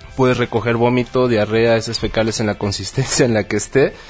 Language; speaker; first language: Spanish; native; Spanish